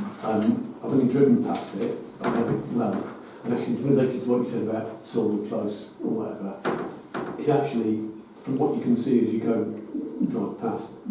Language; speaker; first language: English; native; English